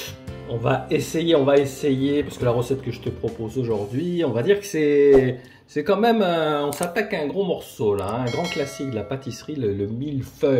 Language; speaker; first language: French; native; French